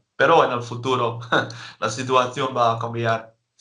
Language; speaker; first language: Spanish; non-native, learner; Dutch